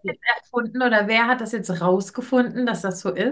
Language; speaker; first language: German; native; German